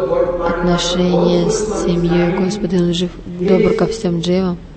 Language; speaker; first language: Russian; non-native, learner; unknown